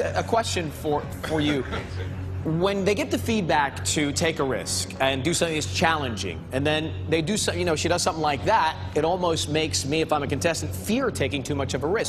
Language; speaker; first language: English; native; English